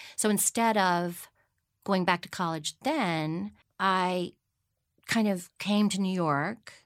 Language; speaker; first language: English; native; English